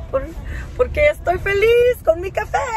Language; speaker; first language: Spanish; non-native, learner; English